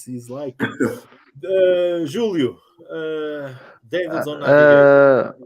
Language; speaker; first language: English; non-native, learner; Portuguese